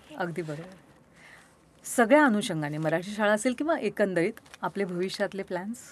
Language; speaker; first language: Marathi; native; Marathi